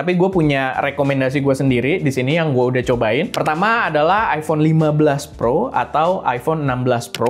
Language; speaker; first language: Indonesian; native; Indonesian